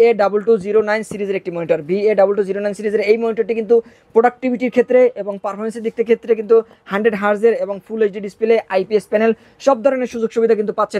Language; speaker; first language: Bangla; native; Bangla